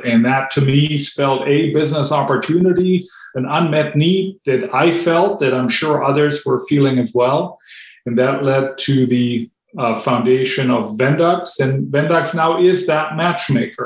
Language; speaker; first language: English; non-native, fluent; German